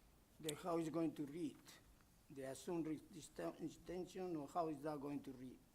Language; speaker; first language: English; non-native, fluent; Spanish